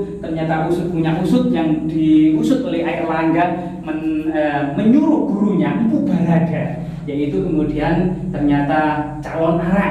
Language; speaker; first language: Indonesian; native; Indonesian